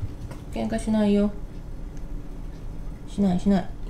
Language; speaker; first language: Japanese; native; Japanese